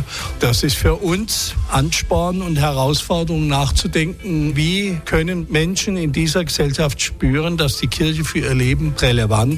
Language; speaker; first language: German; native; German